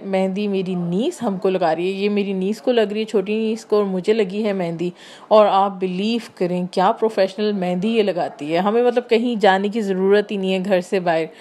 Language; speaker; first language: Urdu; native; Urdu